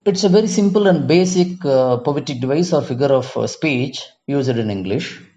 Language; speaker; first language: English; non-native, local second language; Tamil